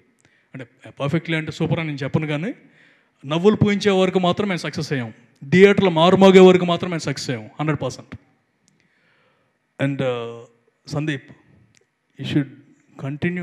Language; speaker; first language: Telugu; native; Telugu